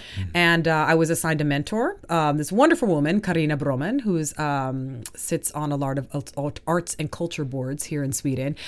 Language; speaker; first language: English; native; English